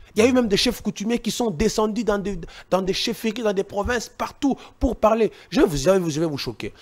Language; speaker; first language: French; non-native, local second language; Luba-Lulua